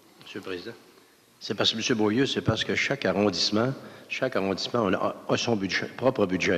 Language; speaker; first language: French; native; French